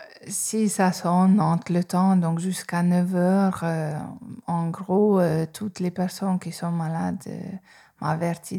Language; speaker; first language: French; non-native, fluent; Hungarian